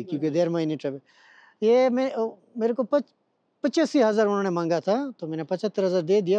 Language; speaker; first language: Hindi; non-native, fluent; Bangla